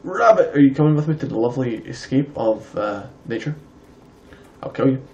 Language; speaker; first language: English; native; English